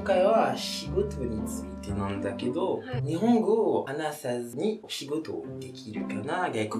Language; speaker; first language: Japanese; non-native, fluent; French